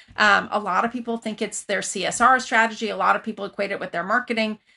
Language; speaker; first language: English; early bilingual, other home language; Persian